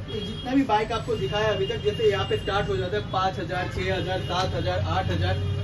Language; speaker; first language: Hindi; non-native, local second language; Bangla